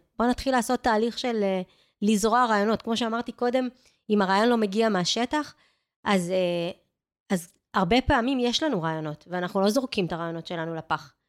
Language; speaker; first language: Hebrew; native; Hebrew